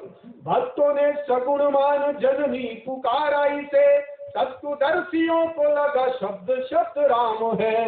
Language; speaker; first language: Hindi; native; Hindi